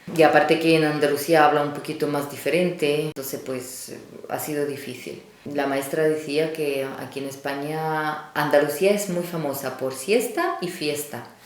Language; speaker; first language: Spanish; non-native, fluent; Russian